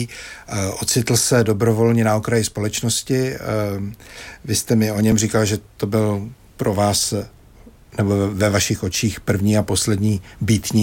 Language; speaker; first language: Czech; native; Czech